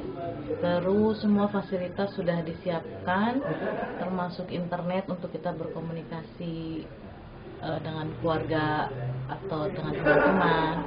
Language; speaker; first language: Indonesian; native; Indonesian